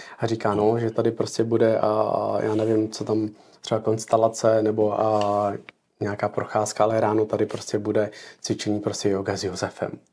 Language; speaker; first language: Czech; early bilingual, other home language; Ukrainian